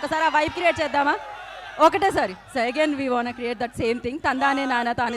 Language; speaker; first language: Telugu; native; Telugu